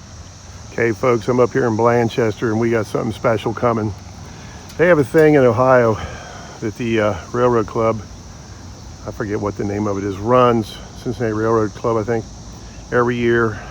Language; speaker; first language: English; native; English